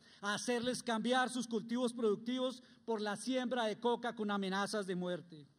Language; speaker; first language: Spanish; native; Spanish